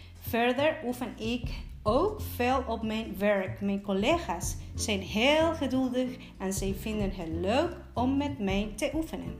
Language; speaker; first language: Dutch; non-native, fluent; Spanish